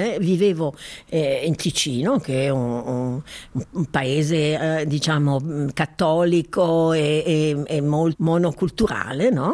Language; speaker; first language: Italian; native; Italian